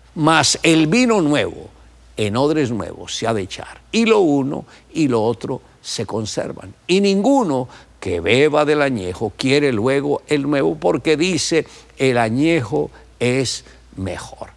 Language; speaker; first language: Spanish; native; Spanish